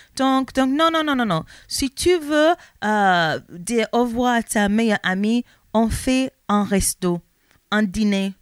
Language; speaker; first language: French; non-native, learner; English